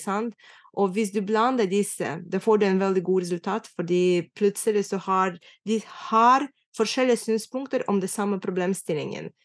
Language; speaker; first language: Norwegian; non-native, fluent; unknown